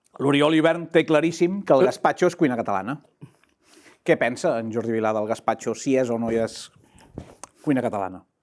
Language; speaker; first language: Catalan; non-native, local second language; Spanish